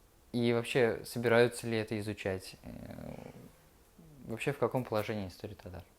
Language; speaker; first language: Russian; native; Russian